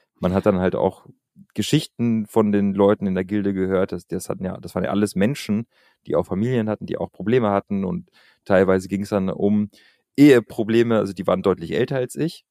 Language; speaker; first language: German; early bilingual, other home language; Albanian